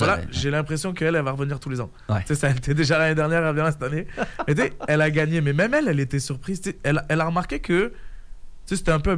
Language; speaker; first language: French; native; French